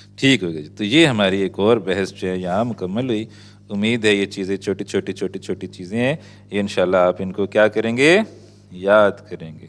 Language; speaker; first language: Urdu; native; Urdu